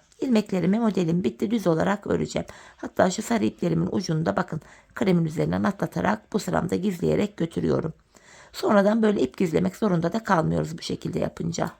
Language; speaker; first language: Turkish; native; Turkish